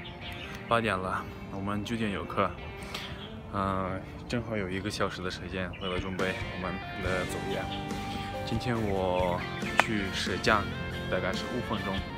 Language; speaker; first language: Chinese; non-native, fluent; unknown